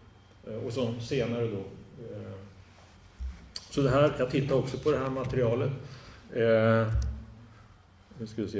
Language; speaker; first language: Swedish; native; Swedish